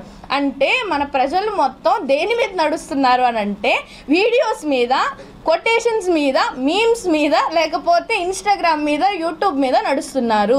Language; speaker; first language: Telugu; native; Telugu